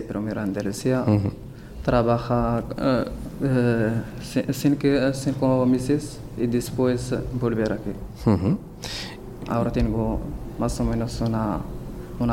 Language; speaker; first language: Spanish; non-native, learner; Berber languages